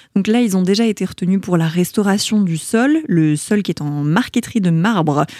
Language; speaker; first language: French; native; French